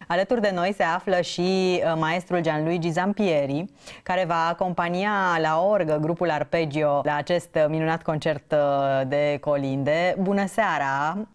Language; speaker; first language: Romanian; native; Romanian